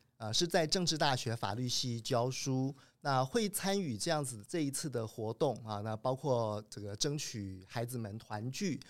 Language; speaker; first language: Chinese; native; Chinese